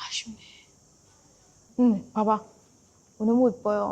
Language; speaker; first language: Korean; non-native, learner; Vietnamese